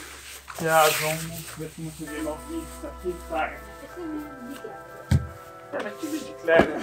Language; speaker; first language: German; non-native, learner; Romanian